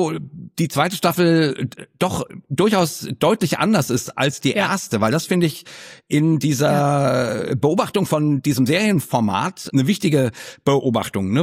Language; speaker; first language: German; native; German